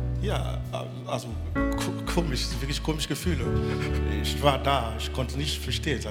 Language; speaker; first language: German; non-native, learner; French